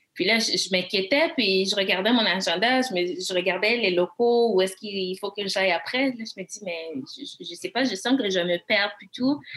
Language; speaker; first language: French; early bilingual, other home language; Haitian Creole